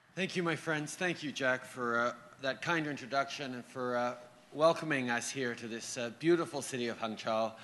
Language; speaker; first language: English; native; English